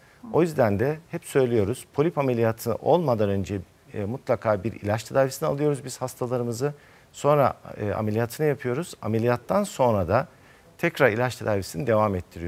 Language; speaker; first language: Turkish; native; Turkish